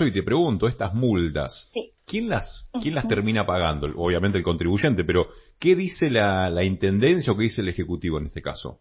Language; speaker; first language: Spanish; native; Spanish